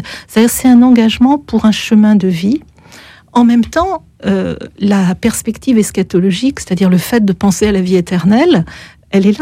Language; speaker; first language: French; native; French